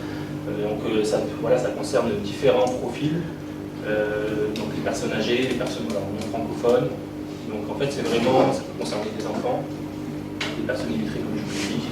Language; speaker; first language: French; native; French